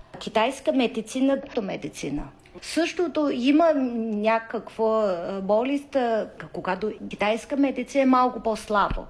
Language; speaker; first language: Bulgarian; non-native, learner; Chinese